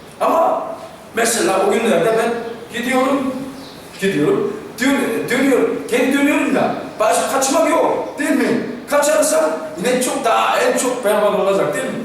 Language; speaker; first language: Turkish; non-native, fluent; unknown